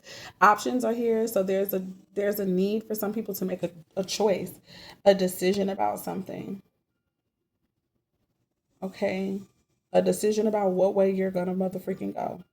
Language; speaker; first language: English; native; English